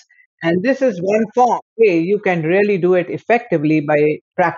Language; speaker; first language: English; non-native, local second language; Hindi